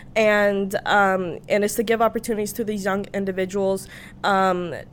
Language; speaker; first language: English; native; English